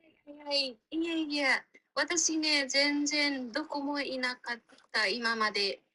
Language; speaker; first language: Japanese; non-native, fluent; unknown